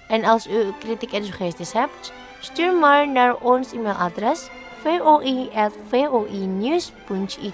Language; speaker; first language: Dutch; non-native, learner; Indonesian